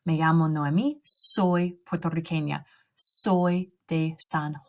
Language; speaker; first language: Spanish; non-native, learner; English